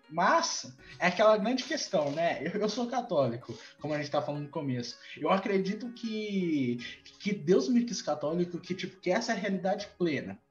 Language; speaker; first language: Portuguese; native; Portuguese